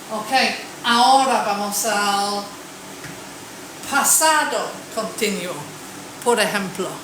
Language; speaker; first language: Spanish; non-native, fluent; English